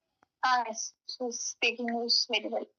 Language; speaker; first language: English; non-native, learner; Malayalam